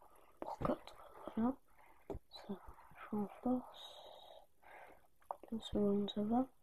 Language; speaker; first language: French; native; French